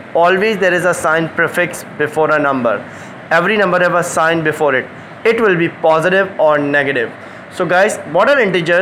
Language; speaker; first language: English; non-native, local second language; Hindi